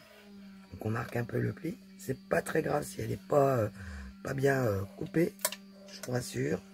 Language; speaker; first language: French; native; French